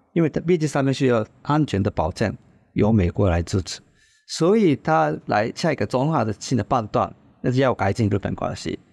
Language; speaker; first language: Chinese; non-native, fluent; Japanese